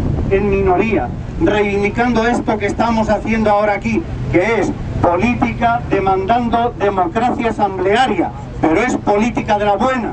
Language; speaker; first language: Spanish; native; Spanish